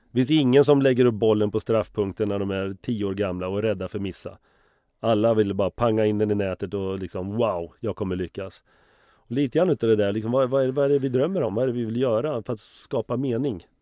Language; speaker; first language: Swedish; native; Swedish